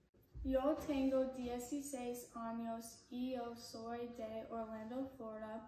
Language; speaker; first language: Spanish; non-native, learner; English